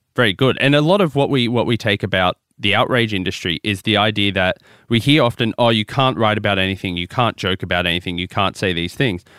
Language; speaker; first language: English; native; English